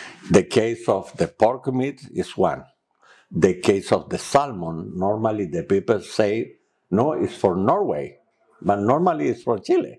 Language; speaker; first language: English; non-native, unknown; Spanish